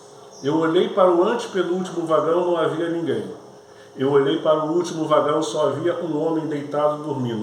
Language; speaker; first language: Portuguese; native; Portuguese